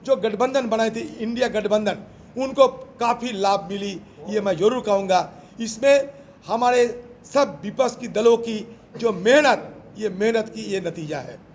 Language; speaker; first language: Hindi; non-native, local second language; Bangla